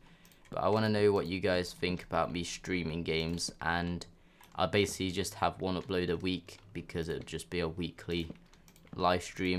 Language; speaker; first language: English; native; English